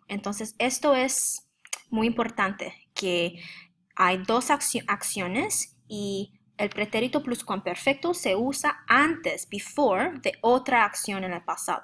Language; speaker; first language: Spanish; non-native, fluent; English